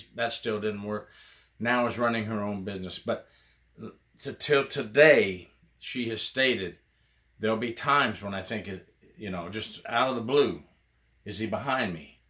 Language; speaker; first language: English; native; English